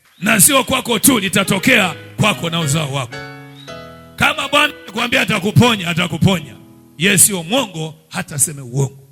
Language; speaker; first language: Swahili; native; Swahili